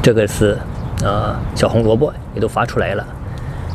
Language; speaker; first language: Chinese; native; Chinese